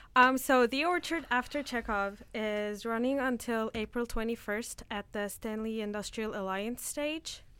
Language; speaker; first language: English; non-native, fluent; Turkish